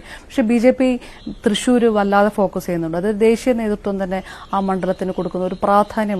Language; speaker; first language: Malayalam; native; Malayalam